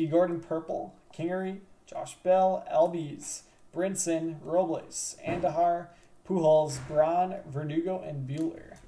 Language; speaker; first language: English; native; English